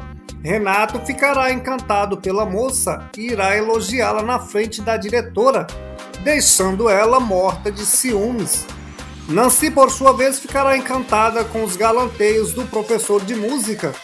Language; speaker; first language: Portuguese; native; Portuguese